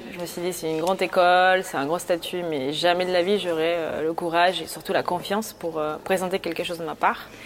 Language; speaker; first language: French; early bilingual, other home language; Spanish